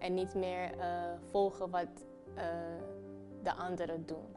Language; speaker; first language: Dutch; early bilingual, other home language; Papiamento